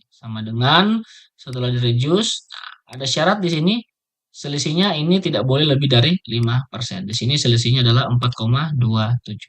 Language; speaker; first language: Indonesian; native; Indonesian